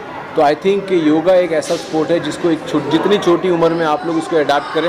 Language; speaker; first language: Hindi; native; Hindi